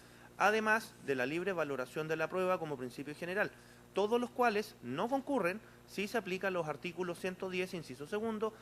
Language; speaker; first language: Spanish; native; Spanish